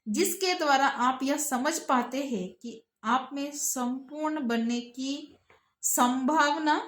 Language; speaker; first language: Hindi; non-native, local second language; Kannada